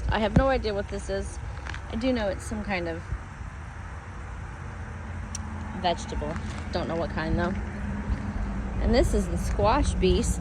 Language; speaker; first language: English; native; English